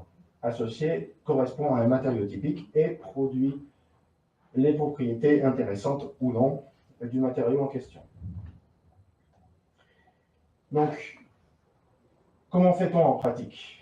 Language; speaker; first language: French; native; French